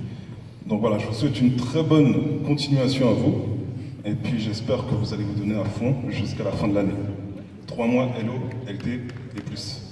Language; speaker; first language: French; native; French